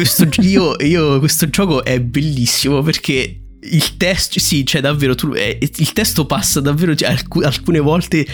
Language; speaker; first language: Italian; native; Italian